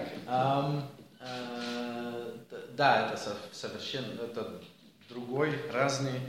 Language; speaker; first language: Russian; non-native, learner; Dutch